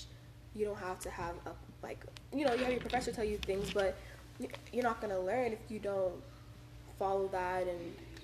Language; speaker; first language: English; native; English